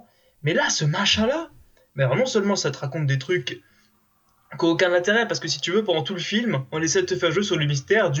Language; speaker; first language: French; native; French